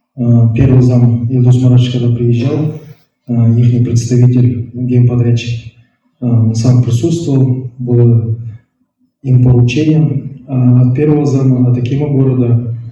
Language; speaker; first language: Russian; non-native, local second language; Kazakh